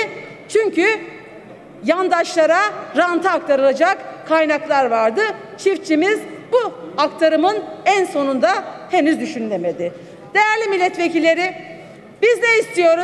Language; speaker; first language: Turkish; native; Turkish